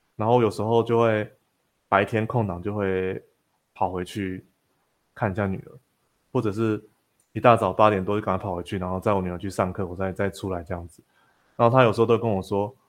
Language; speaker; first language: Chinese; native; Chinese